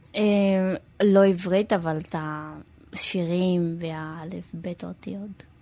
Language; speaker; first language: Hebrew; early bilingual, other home language; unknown